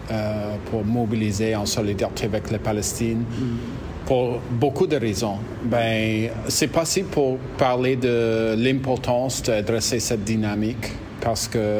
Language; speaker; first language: French; non-native, learner; English